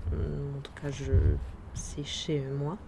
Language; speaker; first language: French; non-native, fluent; Arabic